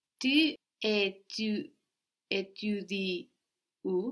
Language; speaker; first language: French; non-native, learner; English